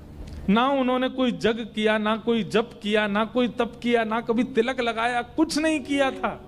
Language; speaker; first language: Hindi; native; Hindi